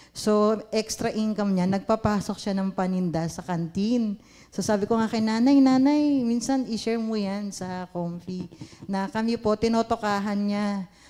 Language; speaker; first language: Filipino; native; Filipino